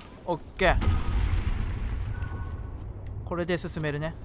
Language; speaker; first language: Japanese; native; Japanese